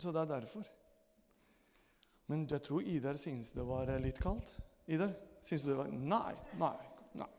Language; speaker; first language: Norwegian; non-native, fluent; Spanish